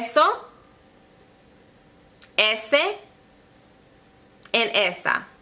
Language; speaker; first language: Spanish; non-native, learner; English